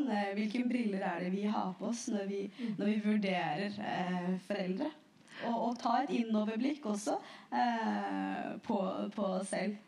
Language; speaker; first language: Norwegian; early bilingual, other home language; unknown